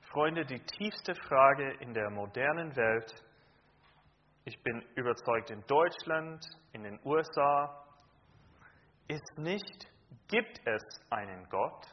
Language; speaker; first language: German; non-native, fluent; English